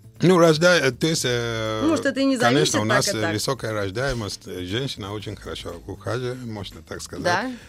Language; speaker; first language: Russian; non-native, fluent; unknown